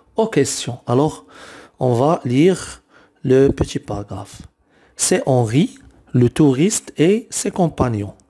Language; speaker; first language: French; non-native, local second language; Arabic